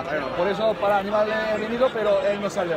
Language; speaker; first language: Spanish; non-native, learner; Korean